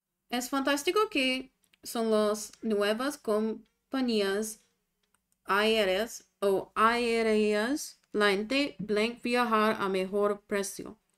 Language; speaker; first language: Spanish; non-native, learner; English